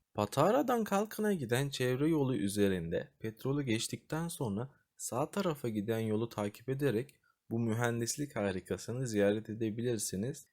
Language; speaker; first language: Turkish; native; Turkish